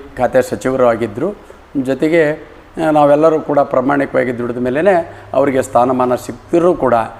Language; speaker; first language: Kannada; non-native, local second language; Lambadi